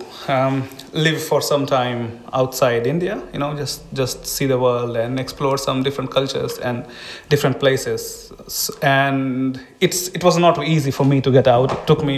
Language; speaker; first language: English; non-native, local second language; Hindi